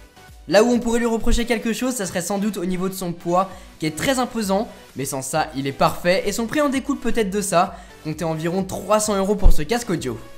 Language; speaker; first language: French; native; French